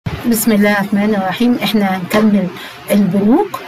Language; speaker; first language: Arabic; native; Arabic